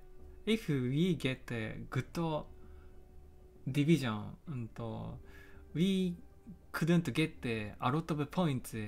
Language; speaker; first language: English; non-native, learner; Japanese